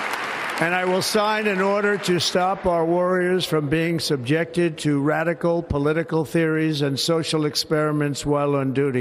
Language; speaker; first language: English; native; English